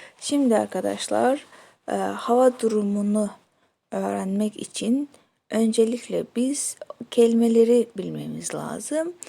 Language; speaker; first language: Turkish; non-native, fluent; Kyrgyz